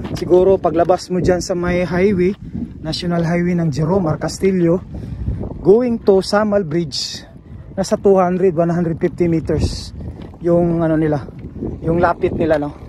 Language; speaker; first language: Filipino; non-native, local second language; Cebuano